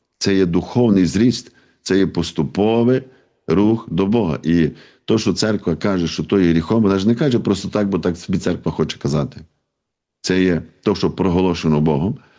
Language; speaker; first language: Ukrainian; native; Ukrainian